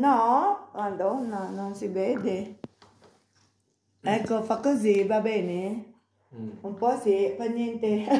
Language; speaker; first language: Italian; non-native, learner; Filipino